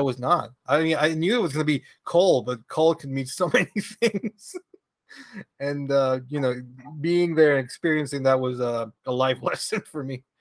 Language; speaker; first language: English; early bilingual, other home language; Spanish